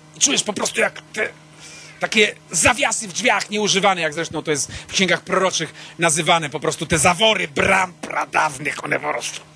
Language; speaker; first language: Polish; native; Polish